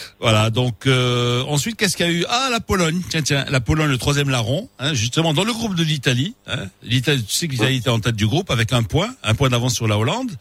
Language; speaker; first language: French; non-native, local second language; Arabic